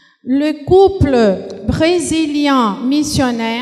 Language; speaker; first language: French; non-native, fluent; Portuguese